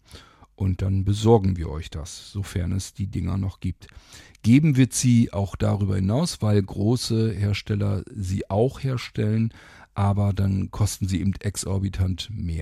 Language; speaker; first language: German; native; German